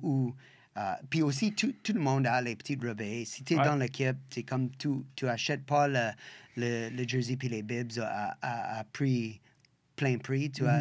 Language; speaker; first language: French; non-native, fluent; English